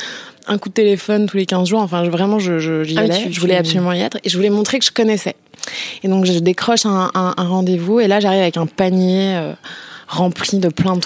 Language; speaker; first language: French; native; French